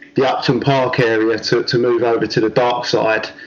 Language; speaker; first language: English; native; English